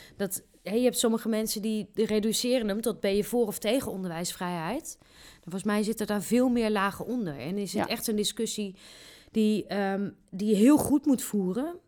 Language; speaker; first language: Dutch; native; Dutch